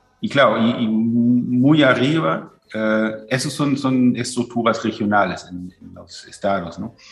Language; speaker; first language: Spanish; non-native, fluent; German